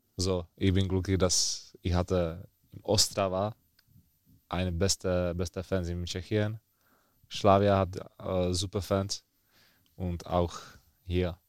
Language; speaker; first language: German; non-native, learner; Czech